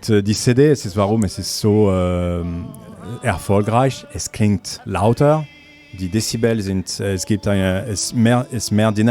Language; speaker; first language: German; non-native, learner; French